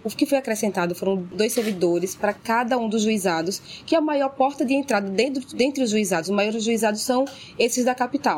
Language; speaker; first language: Portuguese; native; Portuguese